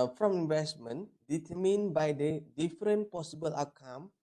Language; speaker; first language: English; non-native, local second language; Malay